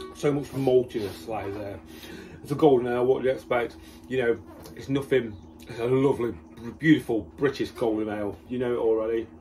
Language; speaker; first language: English; native; English